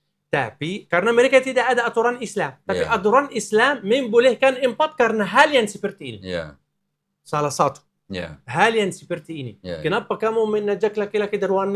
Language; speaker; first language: Indonesian; non-native, learner; Arabic